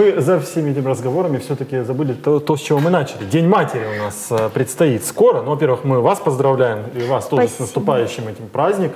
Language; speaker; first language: Russian; native; Russian